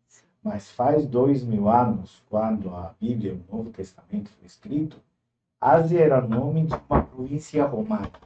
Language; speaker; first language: Portuguese; non-native, fluent; Turkish